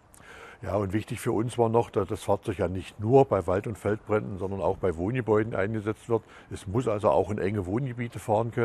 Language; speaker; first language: German; native; German